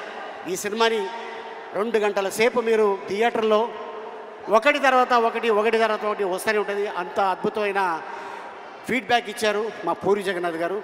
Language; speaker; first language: Telugu; native; Telugu